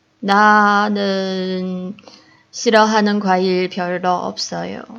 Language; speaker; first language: Korean; non-native, fluent; Chinese